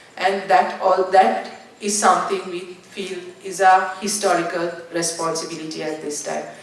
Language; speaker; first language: English; non-native, local second language; Sinhala